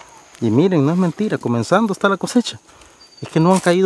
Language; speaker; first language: Spanish; native; Spanish